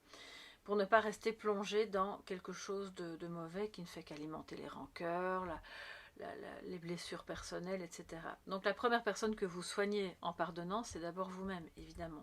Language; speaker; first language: French; native; French